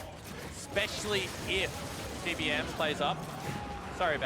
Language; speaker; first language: English; native; English